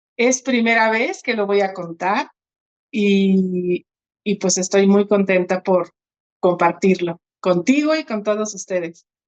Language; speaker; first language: Spanish; early bilingual, other home language; Portuguese